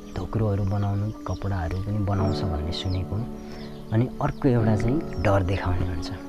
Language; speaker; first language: Nepali; non-native, local second language; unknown